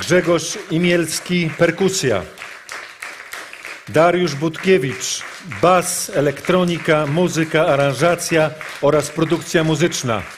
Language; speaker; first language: Polish; native; Polish